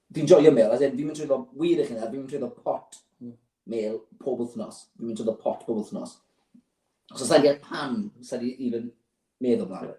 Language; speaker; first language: Welsh; native; Welsh